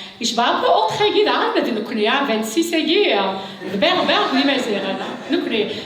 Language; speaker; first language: French; non-native, local second language; Kabyle